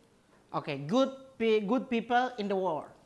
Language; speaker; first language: English; non-native, learner; Indonesian